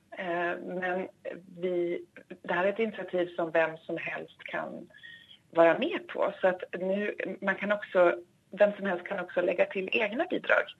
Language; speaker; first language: Swedish; native; Swedish